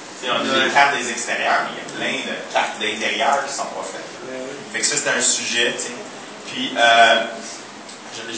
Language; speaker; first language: French; native; French